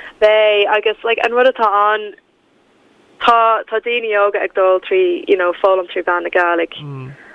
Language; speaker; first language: Irish; non-native, local second language; English